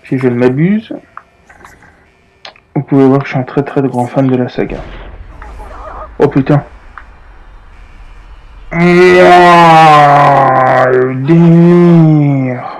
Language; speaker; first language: French; native; French